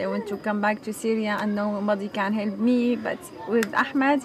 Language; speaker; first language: English; non-native, learner; Arabic